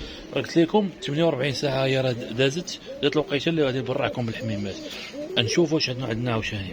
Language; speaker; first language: Arabic; native; Arabic